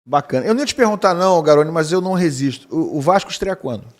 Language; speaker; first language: Portuguese; native; Portuguese